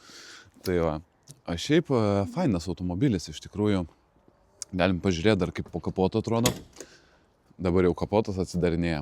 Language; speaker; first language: Lithuanian; native; Lithuanian